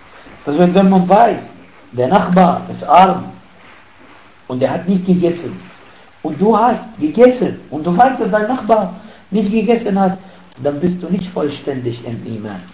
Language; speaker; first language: German; non-native, fluent; Arabic